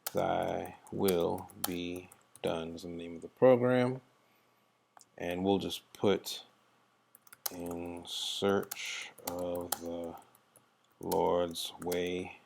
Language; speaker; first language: English; native; English